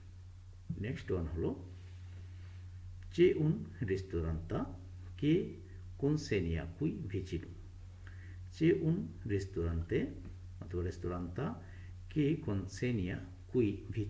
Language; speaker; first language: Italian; non-native, fluent; Bangla